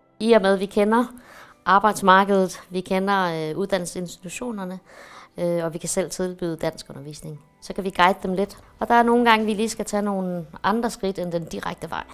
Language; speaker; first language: Danish; native; Danish